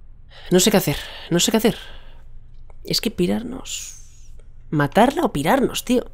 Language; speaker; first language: Spanish; native; Spanish